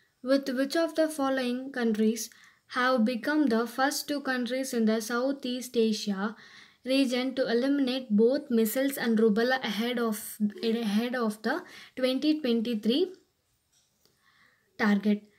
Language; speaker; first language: English; non-native, local second language; Tamil